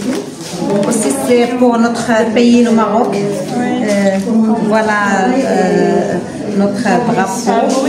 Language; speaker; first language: French; non-native, local second language; Arabic